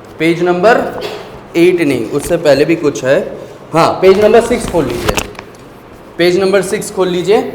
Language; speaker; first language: Hindi; native; Hindi